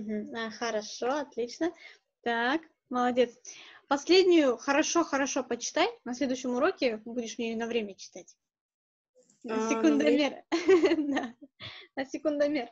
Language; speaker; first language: Russian; native; Russian